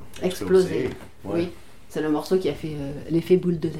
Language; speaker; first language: French; native; French